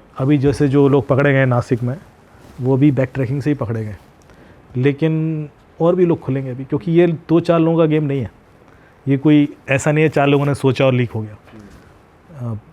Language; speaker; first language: Hindi; native; Hindi